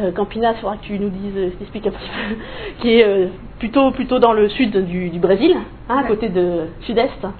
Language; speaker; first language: French; native; French